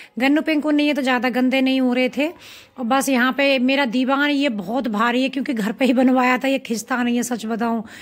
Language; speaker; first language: Hindi; native; Hindi